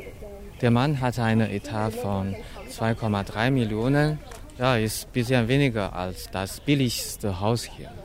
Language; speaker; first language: German; non-native, fluent; Chinese